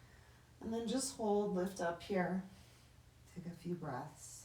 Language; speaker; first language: English; native; English